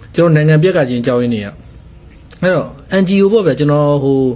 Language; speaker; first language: Burmese; native; Burmese